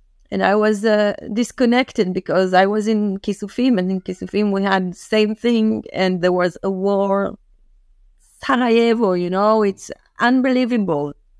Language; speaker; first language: English; non-native, fluent; Hebrew